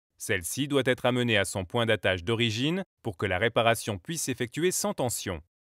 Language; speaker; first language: French; native; French